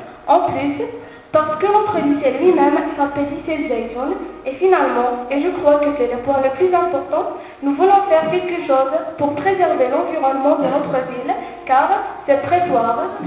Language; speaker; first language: French; non-native, local second language; Arabic